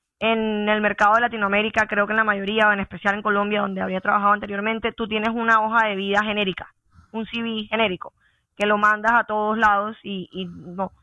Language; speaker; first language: Spanish; native; Spanish